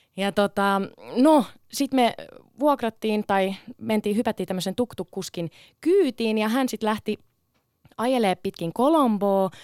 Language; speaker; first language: Finnish; early bilingual, other home language; Sinhala